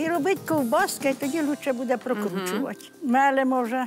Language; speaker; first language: Ukrainian; native; Ukrainian